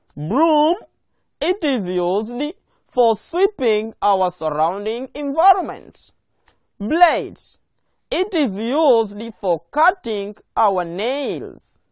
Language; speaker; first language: English; non-native, local second language; Swahili